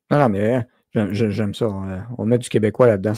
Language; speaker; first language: French; native; French